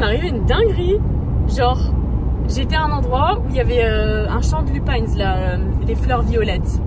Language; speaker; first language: French; native; French